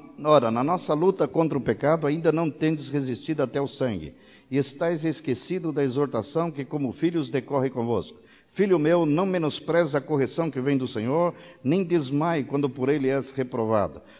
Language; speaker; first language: Portuguese; native; Portuguese